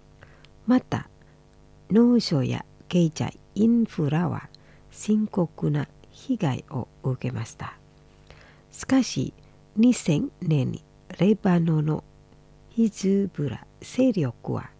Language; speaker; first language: Japanese; non-native, fluent; Indonesian